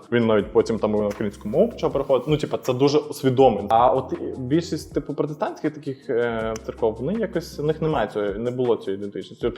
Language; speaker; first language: Ukrainian; non-native, local second language; Russian